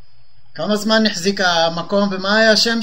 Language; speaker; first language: Hebrew; native; Hebrew